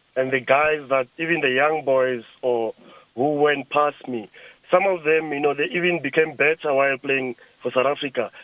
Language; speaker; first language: English; non-native, local second language; Tsonga